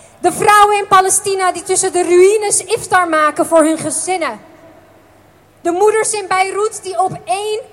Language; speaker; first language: Dutch; early bilingual, other home language; Persian